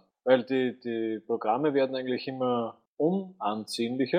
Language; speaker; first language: German; native; German